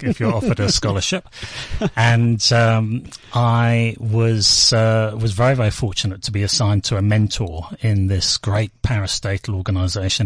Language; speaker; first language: English; native; English